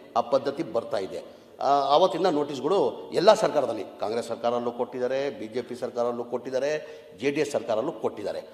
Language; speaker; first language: Kannada; non-native, local second language; Urdu